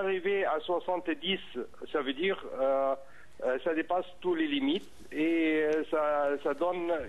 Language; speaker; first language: French; non-native, fluent; Arabic